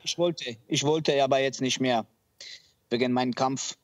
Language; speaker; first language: German; non-native, learner; Georgian